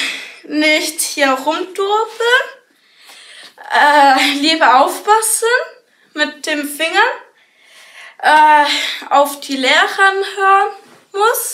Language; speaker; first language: German; non-native, learner; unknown